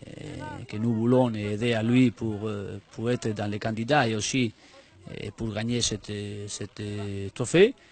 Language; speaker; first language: French; non-native, fluent; Spanish